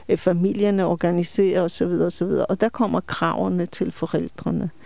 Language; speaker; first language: Danish; non-native, fluent; Polish